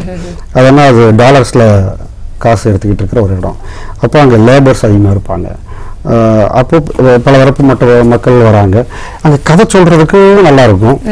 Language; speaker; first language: Tamil; native; Tamil